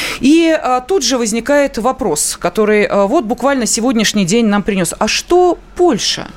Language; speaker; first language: Russian; native; Russian